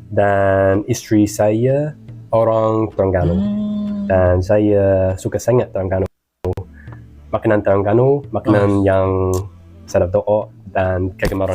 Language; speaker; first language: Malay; non-native, learner; English